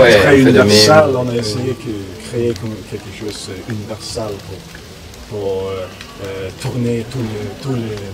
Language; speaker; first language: French; non-native, learner; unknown